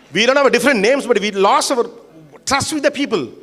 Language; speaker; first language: English; non-native, local second language; Tamil